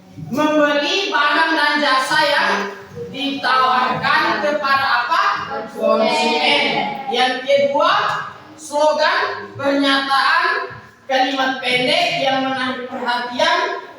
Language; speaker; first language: Indonesian; native; Indonesian